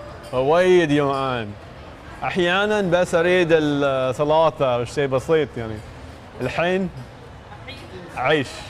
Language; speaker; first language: Arabic; non-native, learner; English